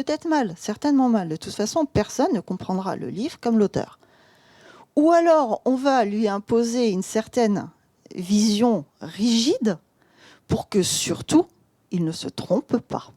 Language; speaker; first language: French; native; French